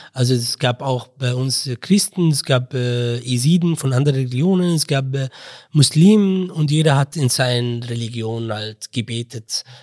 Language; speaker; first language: German; non-native, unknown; Arabic